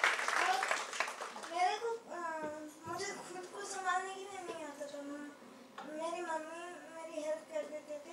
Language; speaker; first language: Hindi; non-native, local second language; Kannada